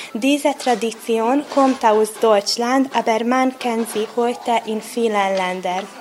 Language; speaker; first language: German; non-native, learner; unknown